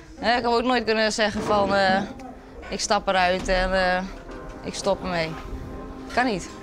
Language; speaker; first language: Dutch; native; Dutch